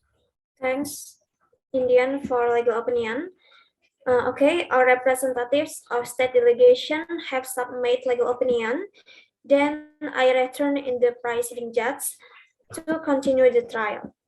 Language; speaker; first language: English; non-native, learner; Indonesian